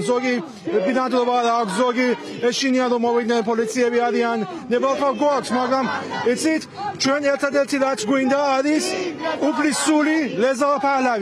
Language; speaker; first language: Georgian; non-native, learner; Persian